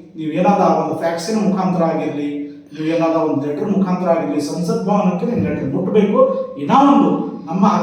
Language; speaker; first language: Kannada; non-native, local second language; Urdu